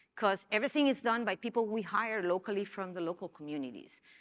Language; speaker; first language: English; non-native, fluent; Spanish